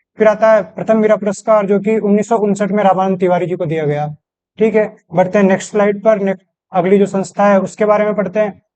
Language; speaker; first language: Hindi; native; Hindi